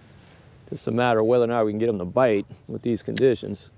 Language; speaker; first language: English; native; English